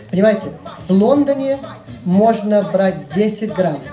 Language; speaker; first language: Russian; early bilingual, heritage; English